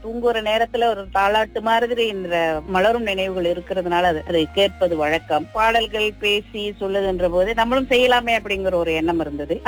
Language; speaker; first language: Tamil; early bilingual, heritage; Tamil